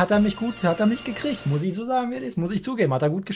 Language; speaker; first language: German; native; German